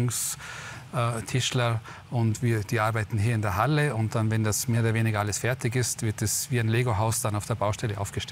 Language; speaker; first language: German; native; German